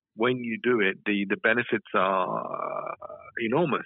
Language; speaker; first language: English; native; English